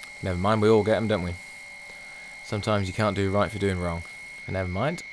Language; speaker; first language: English; native; English